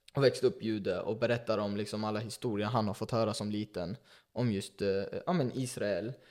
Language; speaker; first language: Swedish; early bilingual, other home language; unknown